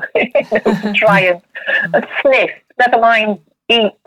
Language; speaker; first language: English; native; English